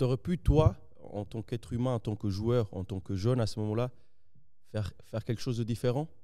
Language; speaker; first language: French; native; French